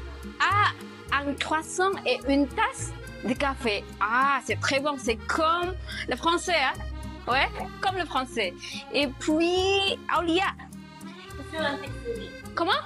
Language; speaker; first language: French; non-native, fluent; Indonesian